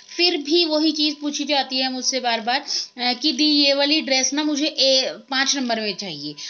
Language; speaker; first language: Hindi; native; Hindi